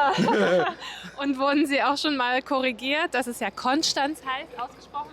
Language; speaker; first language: German; native; German